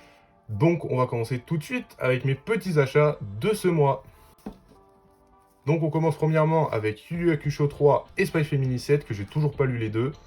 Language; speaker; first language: French; native; French